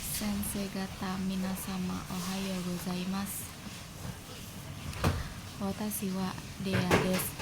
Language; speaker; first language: Japanese; non-native, learner; Indonesian